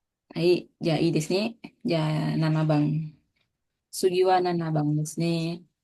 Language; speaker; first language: Japanese; non-native, fluent; Indonesian